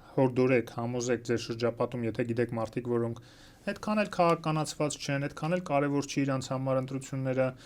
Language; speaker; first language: Armenian; native; Armenian